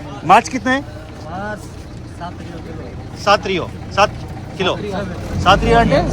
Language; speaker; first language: Hindi; non-native, local second language; Telugu